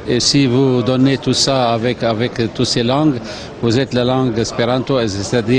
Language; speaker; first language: French; non-native, fluent; Arabic